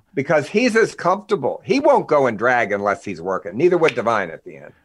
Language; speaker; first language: English; native; English